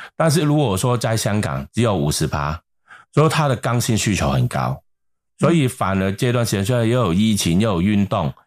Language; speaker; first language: Chinese; non-native, local second language; Cantonese